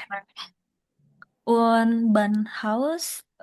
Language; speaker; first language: German; non-native, learner; Indonesian